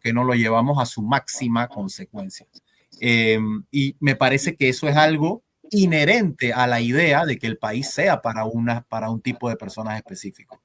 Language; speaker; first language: Spanish; native; Spanish